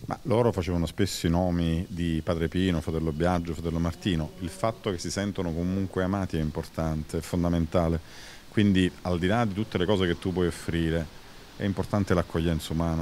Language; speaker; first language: Italian; native; Italian